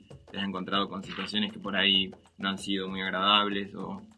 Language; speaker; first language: Spanish; native; Spanish